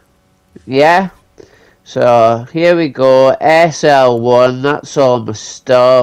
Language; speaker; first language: English; native; English